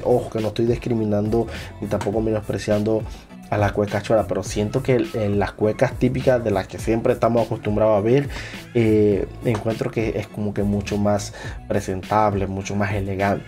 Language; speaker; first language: Spanish; native; Spanish